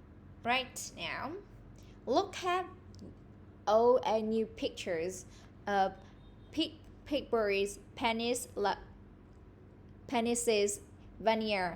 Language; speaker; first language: English; non-native, fluent; Vietnamese